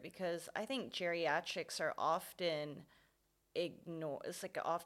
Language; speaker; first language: English; non-native, local second language; Cantonese